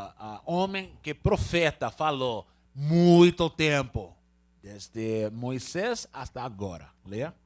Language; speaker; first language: Portuguese; non-native, learner; Spanish